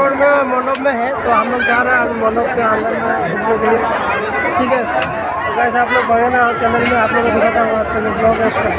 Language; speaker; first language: Hindi; non-native, local second language; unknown